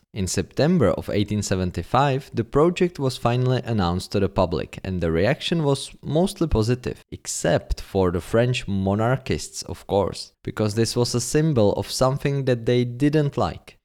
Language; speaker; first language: English; non-native, fluent; Czech